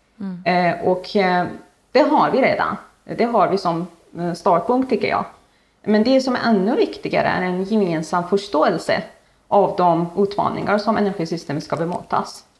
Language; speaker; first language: Swedish; non-native, fluent; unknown